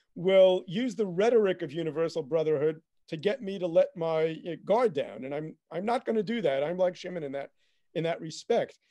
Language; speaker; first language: English; native; English